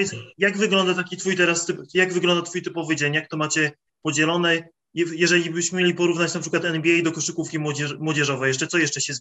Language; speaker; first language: Polish; native; Polish